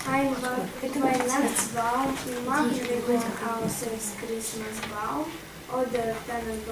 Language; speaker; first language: German; non-native, learner; Russian